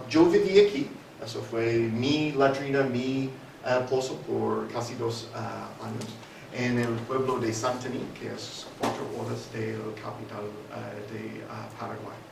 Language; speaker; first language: Spanish; non-native, fluent; English